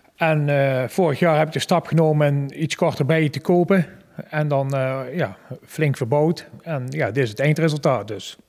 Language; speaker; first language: Dutch; native; Dutch